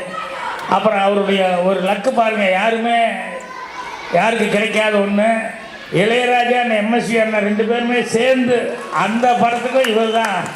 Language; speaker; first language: Tamil; native; Tamil